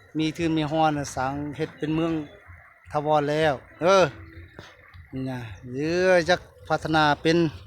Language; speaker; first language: Lao; non-native, local second language; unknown